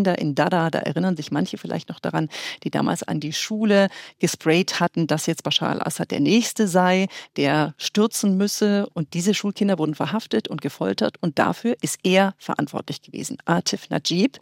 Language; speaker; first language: German; native; German